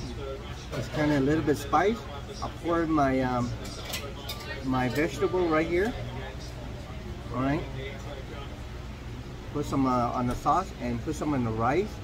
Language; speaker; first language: English; non-native, fluent; Vietnamese